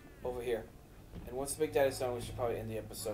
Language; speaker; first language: English; native; English